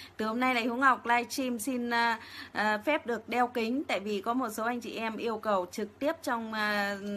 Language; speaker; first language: Vietnamese; native; Vietnamese